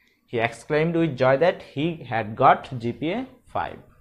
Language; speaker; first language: English; non-native, local second language; Bangla